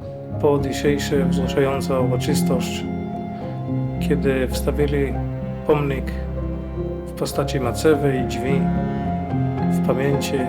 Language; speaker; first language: Polish; non-native, fluent; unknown